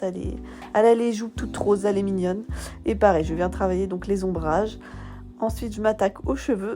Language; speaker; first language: French; native; French